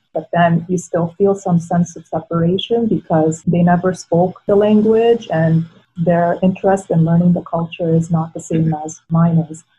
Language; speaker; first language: English; non-native, fluent; Filipino